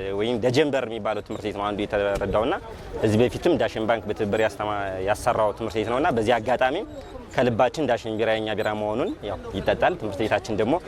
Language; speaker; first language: Amharic; native; Amharic